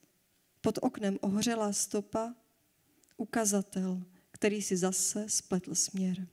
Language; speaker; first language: Czech; native; Czech